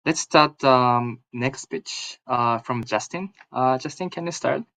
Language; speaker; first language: English; non-native, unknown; Japanese